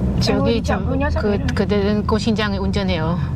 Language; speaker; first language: Korean; non-native, learner; Vietnamese